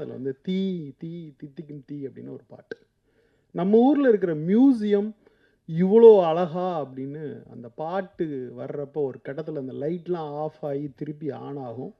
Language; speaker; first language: Tamil; native; Tamil